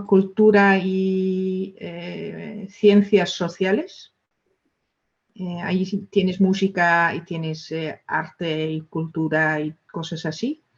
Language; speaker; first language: Spanish; non-native, fluent; Dutch